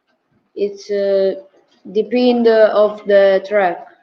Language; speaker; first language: English; non-native, learner; Italian